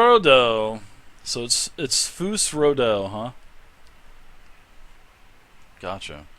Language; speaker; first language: English; native; English